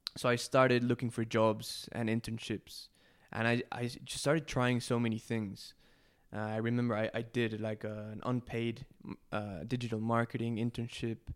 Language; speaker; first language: English; non-native, fluent; Spanish